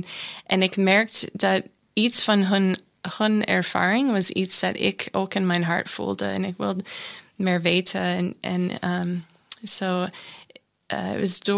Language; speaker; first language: Dutch; non-native, learner; English